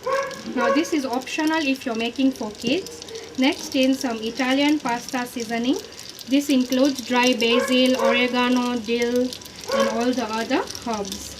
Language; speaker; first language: English; non-native, local second language; Gujarati